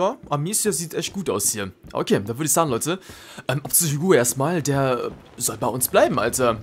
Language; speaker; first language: German; native; German